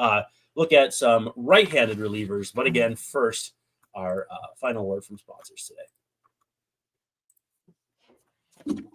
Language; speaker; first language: English; native; English